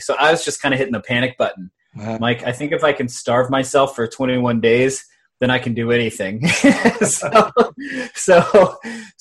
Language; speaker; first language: English; native; English